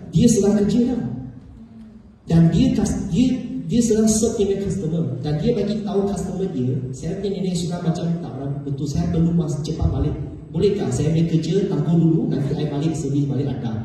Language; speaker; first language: Malay; non-native, local second language; Chinese